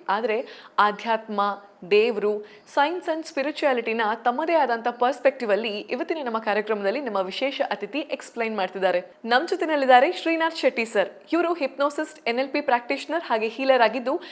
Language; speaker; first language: Kannada; native; Kannada